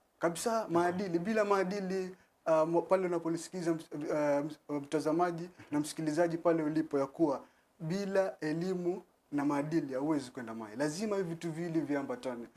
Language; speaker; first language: Swahili; native; Swahili